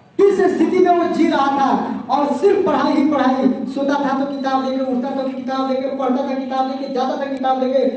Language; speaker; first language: Hindi; native; Hindi